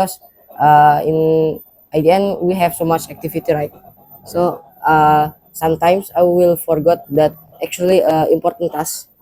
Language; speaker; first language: English; non-native, learner; Indonesian